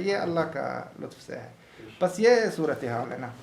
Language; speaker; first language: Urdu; non-native, learner; Arabic